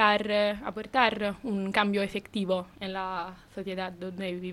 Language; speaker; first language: Spanish; non-native, fluent; Italian